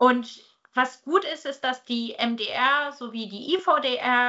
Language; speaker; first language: German; native; German